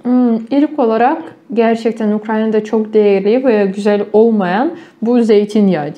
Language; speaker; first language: Turkish; non-native, fluent; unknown